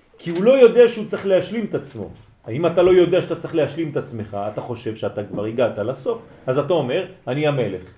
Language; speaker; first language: Hebrew; non-native, fluent; French